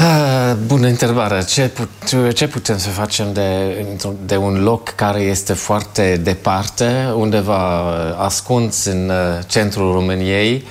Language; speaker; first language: Romanian; non-native, fluent; German